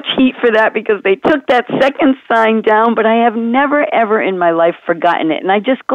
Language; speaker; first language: English; native; English